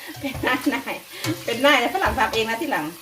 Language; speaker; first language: Thai; non-native, local second language; Lao